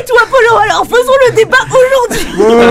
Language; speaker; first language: French; native; French